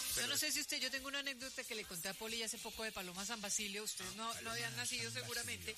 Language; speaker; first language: Spanish; native; Spanish